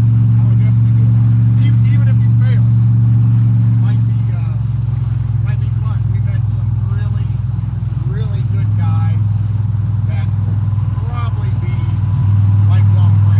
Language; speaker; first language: English; native; English